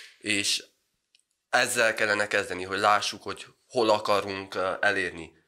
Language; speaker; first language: Hungarian; non-native, local second language; Romanian